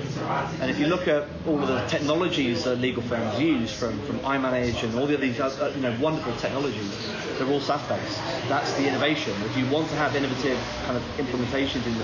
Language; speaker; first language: English; native; English